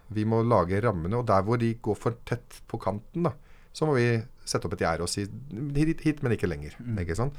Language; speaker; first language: Norwegian; early bilingual, other home language; Arabic